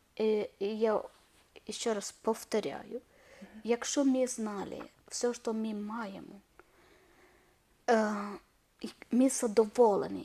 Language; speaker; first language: Ukrainian; non-native, learner; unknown